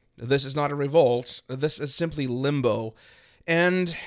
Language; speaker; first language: English; non-native, fluent; German